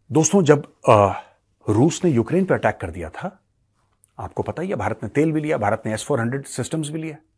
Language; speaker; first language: Hindi; native; Hindi